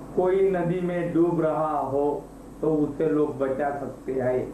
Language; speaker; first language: Hindi; non-native, local second language; Marathi